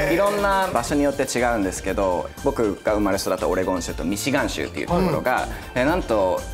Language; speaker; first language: Japanese; non-native, fluent; English